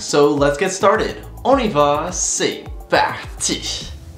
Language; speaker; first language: English; native; English